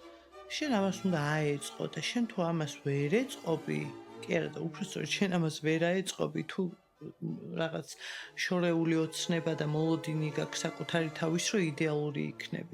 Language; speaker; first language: Georgian; native; Georgian